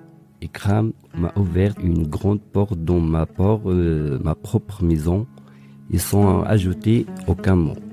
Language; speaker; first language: French; non-native, local second language; Arabic